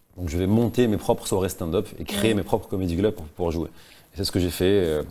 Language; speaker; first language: French; non-native, local second language; Arabic